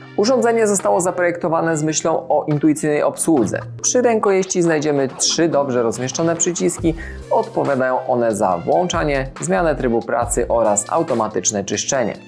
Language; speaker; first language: Polish; native; Polish